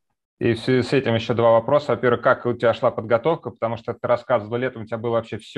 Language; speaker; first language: Russian; native; Russian